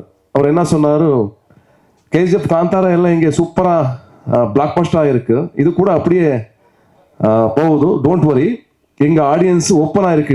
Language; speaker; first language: Tamil; non-native, local second language; Kannada